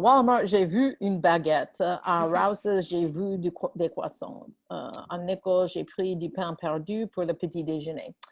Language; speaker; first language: French; non-native, fluent; English